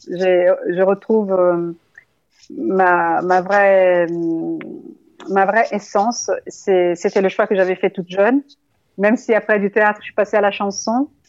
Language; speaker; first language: French; non-native, fluent; Italian